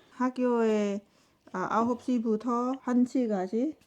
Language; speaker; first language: Korean; non-native, learner; Lao